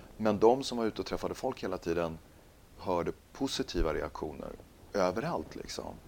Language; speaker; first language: Swedish; native; Swedish